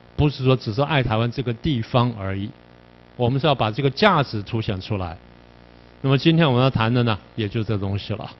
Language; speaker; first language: Chinese; native; Chinese